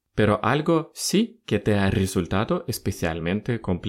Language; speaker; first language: Spanish; non-native, fluent; Russian